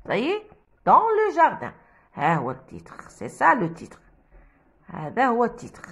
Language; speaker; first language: French; non-native, local second language; Arabic